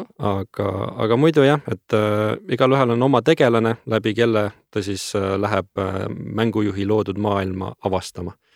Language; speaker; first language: Estonian; native; Estonian